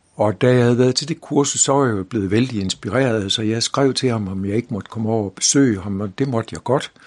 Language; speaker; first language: Danish; native; Danish